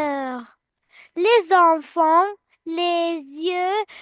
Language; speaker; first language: French; non-native, learner; Arabic